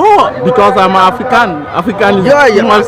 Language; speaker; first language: English; non-native, learner; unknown